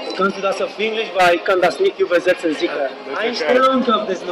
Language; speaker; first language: German; non-native, learner; English